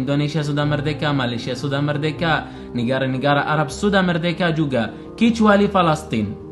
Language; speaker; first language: Indonesian; non-native, learner; Arabic